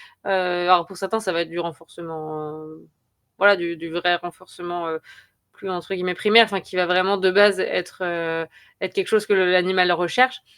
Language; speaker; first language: French; native; French